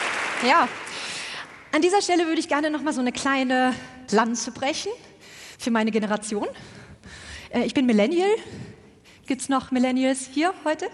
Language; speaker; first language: German; native; German